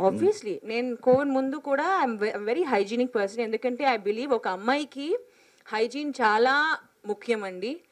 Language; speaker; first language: Telugu; non-native, fluent; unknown